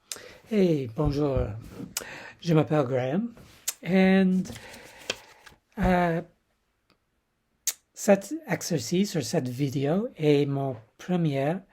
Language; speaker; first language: French; non-native, learner; English